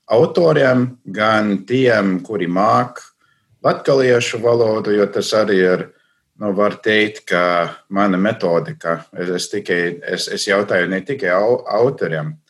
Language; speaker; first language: Latvian; non-native, fluent; English